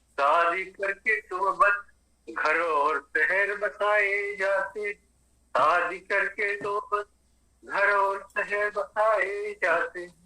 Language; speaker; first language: Hindi; native; Hindi